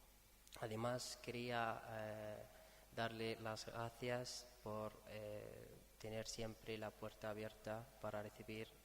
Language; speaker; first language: Spanish; non-native, fluent; Arabic